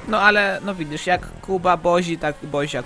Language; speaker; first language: Polish; native; Polish